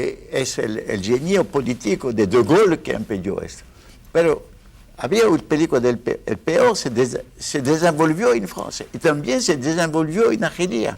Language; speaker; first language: Spanish; non-native, fluent; French